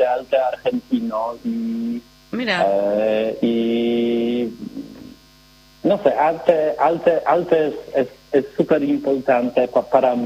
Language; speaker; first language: Spanish; non-native, learner; Polish